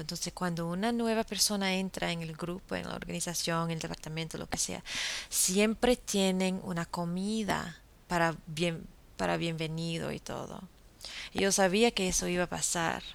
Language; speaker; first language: Spanish; non-native, fluent; English